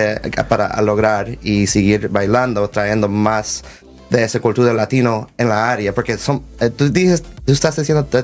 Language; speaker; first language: Spanish; early bilingual, heritage; Spanish